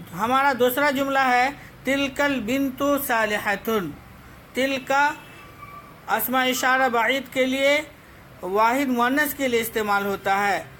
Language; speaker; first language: Urdu; native; Urdu